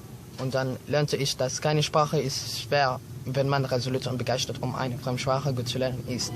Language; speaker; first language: German; non-native, learner; Filipino